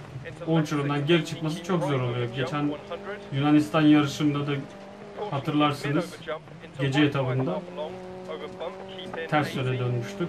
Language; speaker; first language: Turkish; native; Turkish